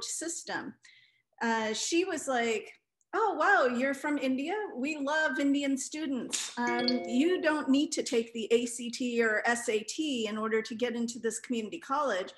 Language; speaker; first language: English; non-native, local second language; Punjabi